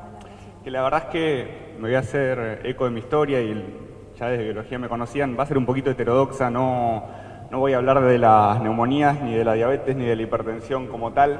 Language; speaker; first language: Spanish; native; Spanish